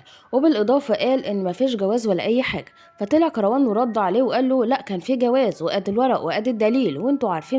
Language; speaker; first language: Arabic; native; Arabic